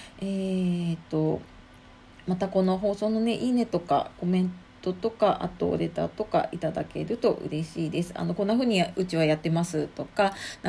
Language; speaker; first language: Japanese; native; Japanese